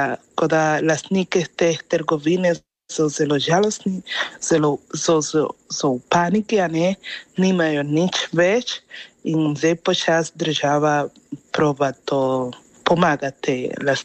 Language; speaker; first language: Slovenian; non-native, fluent; Spanish